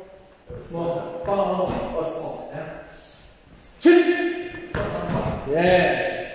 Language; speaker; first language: English; non-native, learner; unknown